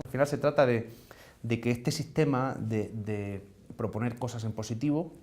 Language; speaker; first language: Spanish; native; Spanish